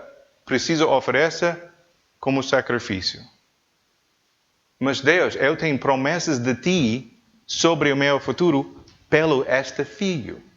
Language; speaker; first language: Portuguese; non-native, learner; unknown